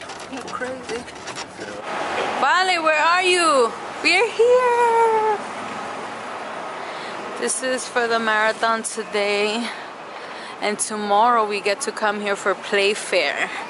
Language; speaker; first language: English; early bilingual, other home language; Spanish